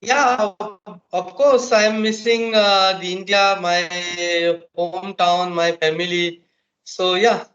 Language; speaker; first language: English; non-native, local second language; Marathi